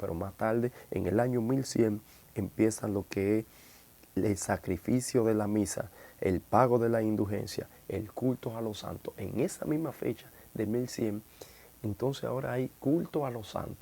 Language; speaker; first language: Spanish; native; Spanish